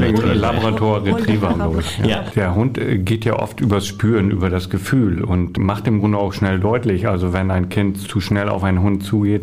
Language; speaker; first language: German; native; German